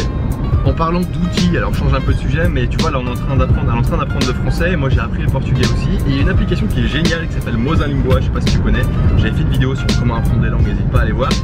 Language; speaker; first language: French; native; French